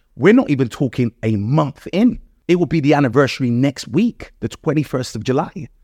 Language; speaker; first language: English; native; English